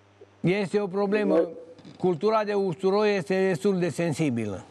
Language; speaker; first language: Romanian; native; Romanian